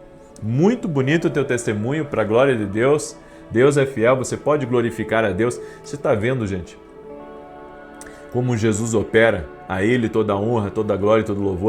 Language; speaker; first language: Portuguese; native; Portuguese